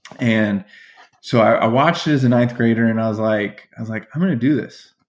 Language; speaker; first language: English; native; English